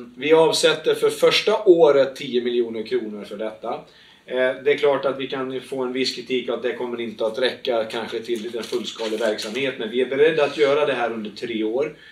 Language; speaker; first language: Swedish; native; Swedish